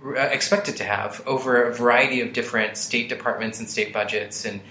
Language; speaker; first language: English; native; English